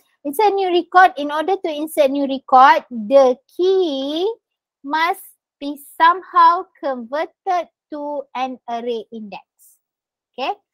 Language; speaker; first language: English; non-native, local second language; Malay